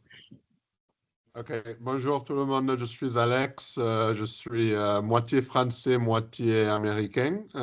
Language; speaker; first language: French; early bilingual, heritage; English